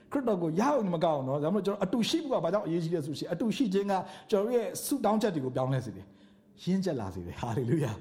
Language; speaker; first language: Burmese; native; Burmese